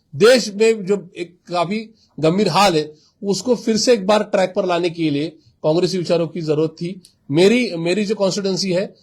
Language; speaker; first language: Hindi; non-native, local second language; Marathi